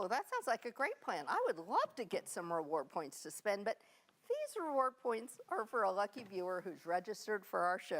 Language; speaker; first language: English; native; English